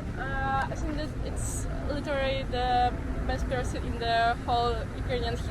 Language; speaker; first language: English; non-native, fluent; Ukrainian